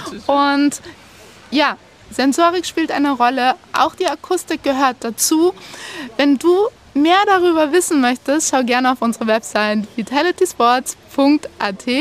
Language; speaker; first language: German; native; German